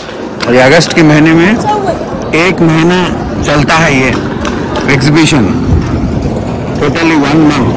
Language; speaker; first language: Hindi; native; Hindi